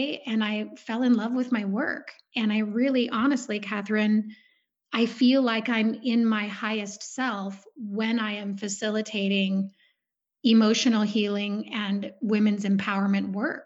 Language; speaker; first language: English; native; English